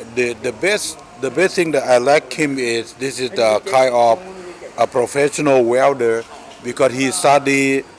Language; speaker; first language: English; non-native, fluent; Thai